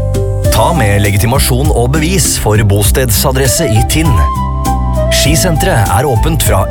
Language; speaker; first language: Norwegian; native; Norwegian